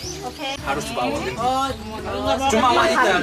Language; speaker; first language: Indonesian; non-native, learner; Korean